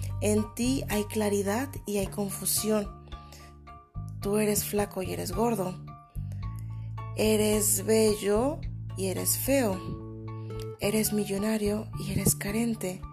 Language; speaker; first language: Spanish; native; Spanish